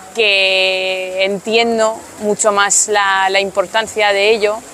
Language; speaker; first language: Spanish; non-native, fluent; French